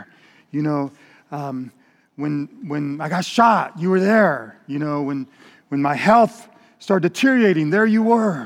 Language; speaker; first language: English; native; English